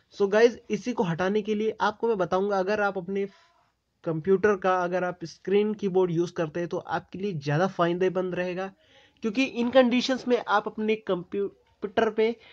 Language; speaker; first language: Hindi; native; Hindi